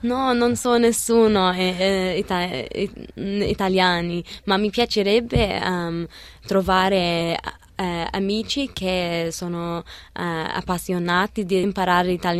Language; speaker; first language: Italian; non-native, learner; Arabic